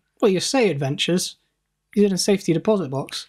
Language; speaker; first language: English; native; English